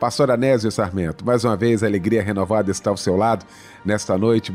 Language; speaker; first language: Portuguese; native; Portuguese